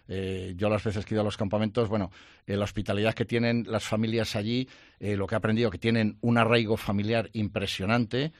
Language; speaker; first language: Spanish; native; Spanish